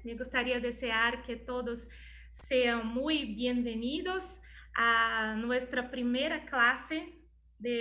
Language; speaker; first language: Spanish; non-native, learner; Portuguese